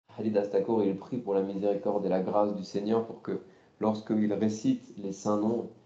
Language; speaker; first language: French; native; French